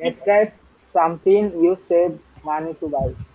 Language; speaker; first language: English; non-native, learner; Bangla